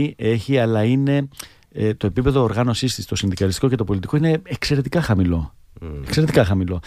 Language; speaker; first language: Greek; native; Greek